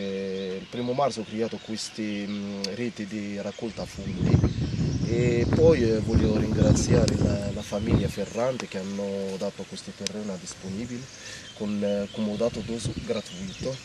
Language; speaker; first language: Italian; non-native, learner; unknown